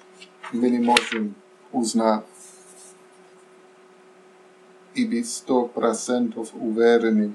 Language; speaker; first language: Russian; non-native, fluent; English